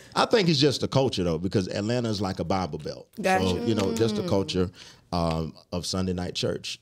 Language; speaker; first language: English; native; English